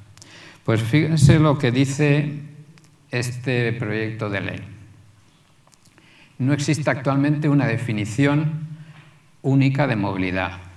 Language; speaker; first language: Spanish; native; Spanish